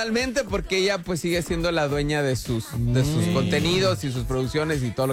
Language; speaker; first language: Spanish; native; Spanish